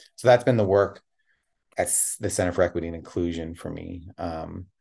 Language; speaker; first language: English; native; English